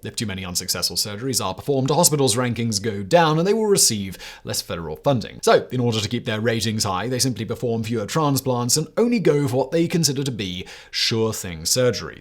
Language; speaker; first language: English; native; English